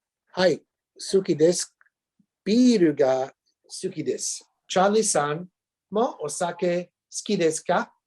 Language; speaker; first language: Japanese; non-native, learner; English